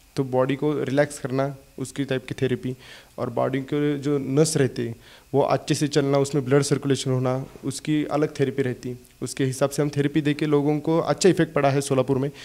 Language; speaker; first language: Hindi; non-native, local second language; Marathi